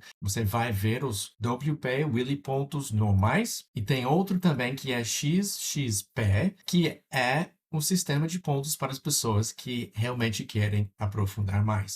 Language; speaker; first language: Portuguese; non-native, fluent; English